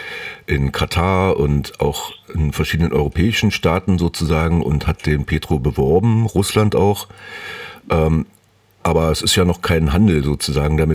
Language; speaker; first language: German; native; German